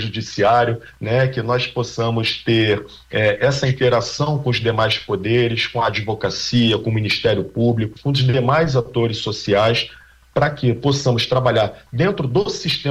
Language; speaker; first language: Portuguese; native; Portuguese